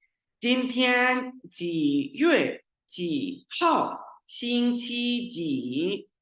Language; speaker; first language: Chinese; non-native, learner; Urdu